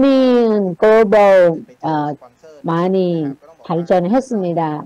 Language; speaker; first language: Korean; non-native, fluent; Thai